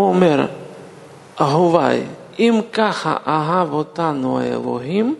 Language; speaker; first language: Hebrew; non-native, fluent; Russian